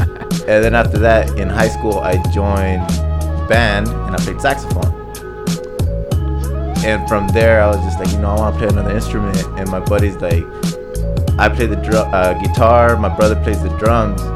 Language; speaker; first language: English; native; English